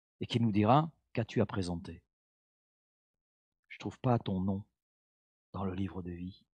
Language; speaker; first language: French; native; French